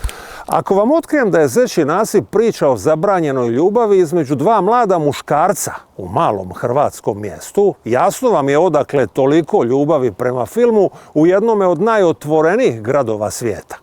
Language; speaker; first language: Bosnian; native; Bosnian